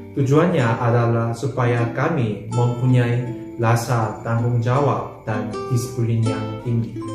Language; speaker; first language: Indonesian; non-native, fluent; Korean